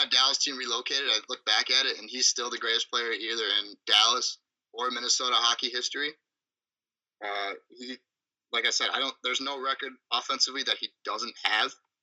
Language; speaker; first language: English; native; English